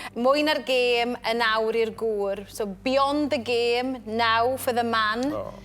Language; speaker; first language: Welsh; native; Welsh